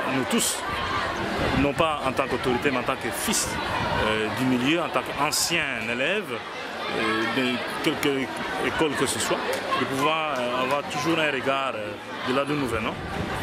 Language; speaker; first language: French; non-native, local second language; Kongo